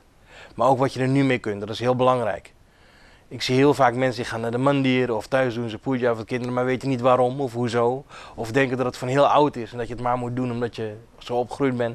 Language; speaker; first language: Dutch; native; Dutch